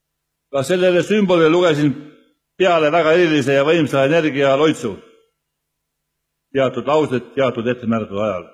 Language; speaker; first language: Estonian; native; Estonian